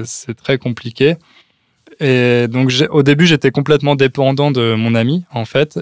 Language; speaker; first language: French; native; French